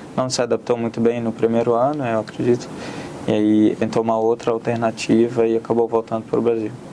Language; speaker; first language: Portuguese; non-native, fluent; Arabic